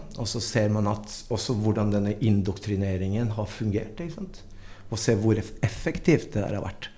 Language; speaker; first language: Norwegian; early bilingual, other home language; Spanish